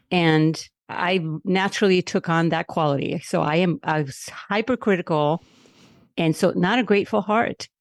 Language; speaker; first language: English; non-native, local second language; Spanish